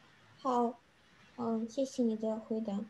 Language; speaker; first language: Chinese; non-native, learner; Russian